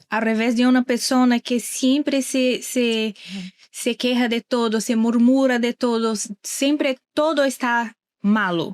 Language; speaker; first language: Spanish; non-native, learner; Portuguese